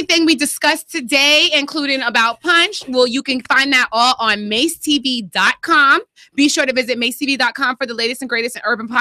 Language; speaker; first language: English; native; English